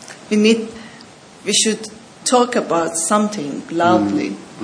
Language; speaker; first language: English; non-native, learner; Persian